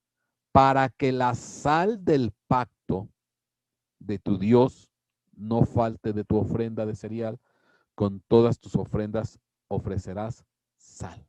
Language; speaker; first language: Spanish; native; Spanish